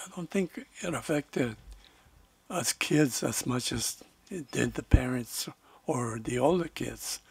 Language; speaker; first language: English; non-native, fluent; Spanish